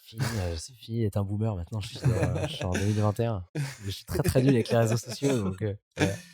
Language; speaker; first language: French; native; French